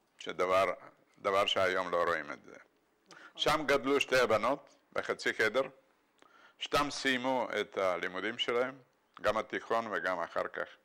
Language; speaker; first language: Hebrew; non-native, fluent; Bulgarian